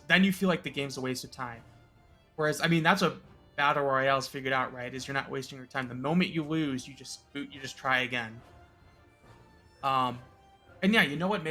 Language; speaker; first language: English; native; English